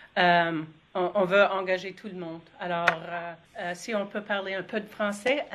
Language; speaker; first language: French; non-native, fluent; English